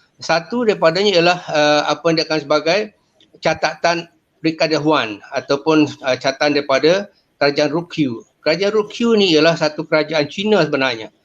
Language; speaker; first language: Malay; native; Malay